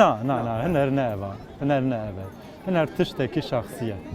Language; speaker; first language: Kurdish; non-native, local second language; Zaza